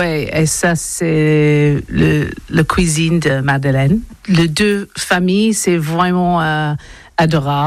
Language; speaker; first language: French; non-native, learner; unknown